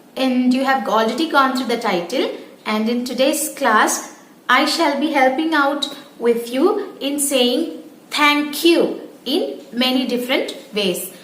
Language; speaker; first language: English; non-native, local second language; Telugu